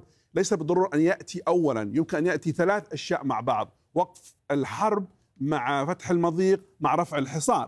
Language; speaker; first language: Arabic; native; Arabic